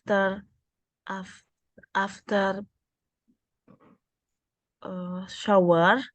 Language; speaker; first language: English; non-native, learner; Indonesian